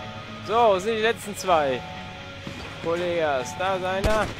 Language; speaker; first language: German; native; German